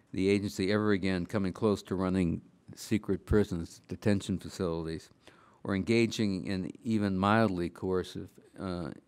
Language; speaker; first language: English; native; English